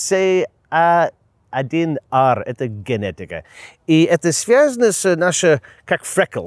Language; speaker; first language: Russian; non-native, learner; English